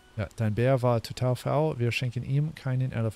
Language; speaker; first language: German; non-native, learner; English